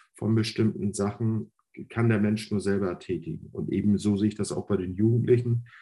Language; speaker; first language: German; native; German